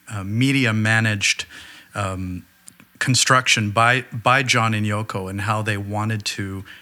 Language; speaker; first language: English; native; English